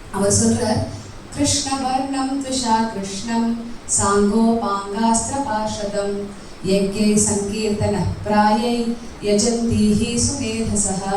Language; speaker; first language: Tamil; early bilingual, heritage; Tamil